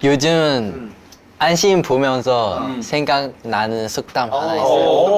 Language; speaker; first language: Korean; non-native, learner; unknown